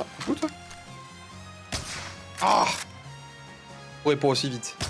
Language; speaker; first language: French; native; French